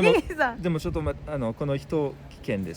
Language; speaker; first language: Japanese; non-native, fluent; French